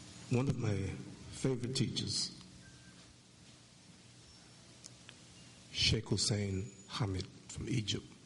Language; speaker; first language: English; native; English